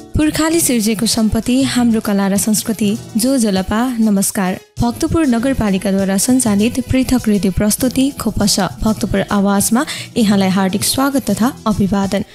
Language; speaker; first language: Nepali; non-native, local second language; Newari